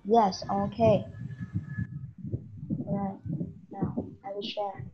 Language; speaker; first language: English; non-native, learner; Vietnamese